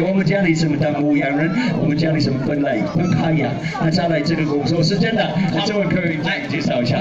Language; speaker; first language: Chinese; non-native, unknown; English